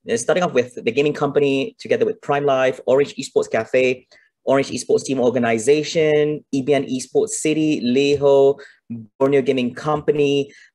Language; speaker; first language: English; non-native, local second language; Malay